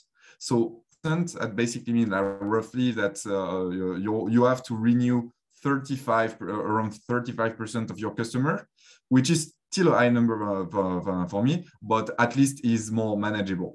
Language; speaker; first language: English; non-native, fluent; French